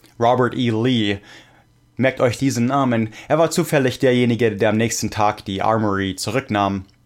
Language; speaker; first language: German; non-native, fluent; English